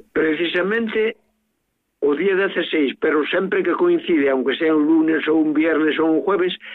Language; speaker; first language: Galician; native; Galician